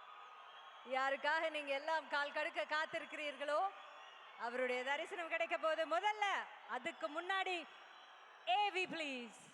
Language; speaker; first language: Tamil; native; Tamil